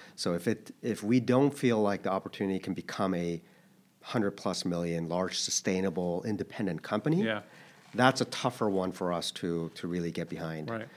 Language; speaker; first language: English; early bilingual, other home language; Korean